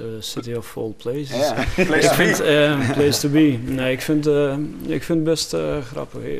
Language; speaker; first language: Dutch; non-native, fluent; Albanian